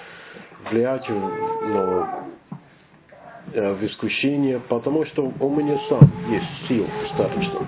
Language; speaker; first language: Russian; non-native, learner; English